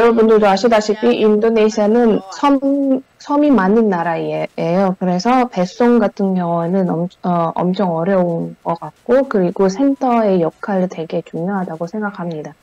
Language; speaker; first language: Korean; non-native, fluent; Indonesian